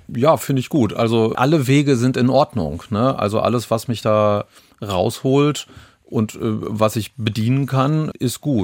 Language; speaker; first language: German; native; German